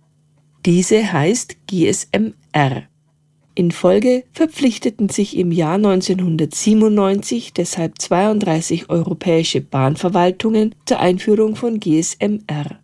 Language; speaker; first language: German; native; German